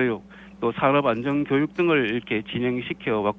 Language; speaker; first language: Korean; native; Korean